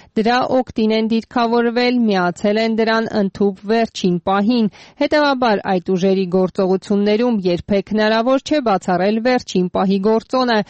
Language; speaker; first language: Armenian; native; Armenian